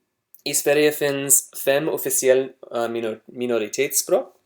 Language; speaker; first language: Swedish; non-native, learner; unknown